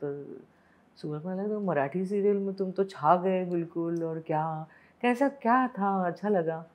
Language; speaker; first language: Hindi; non-native, local second language; Marathi